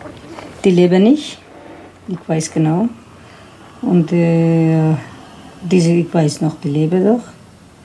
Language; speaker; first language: German; non-native, learner; Kurdish